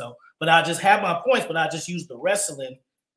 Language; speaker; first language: English; native; English